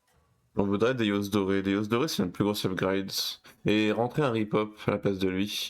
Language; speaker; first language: French; native; French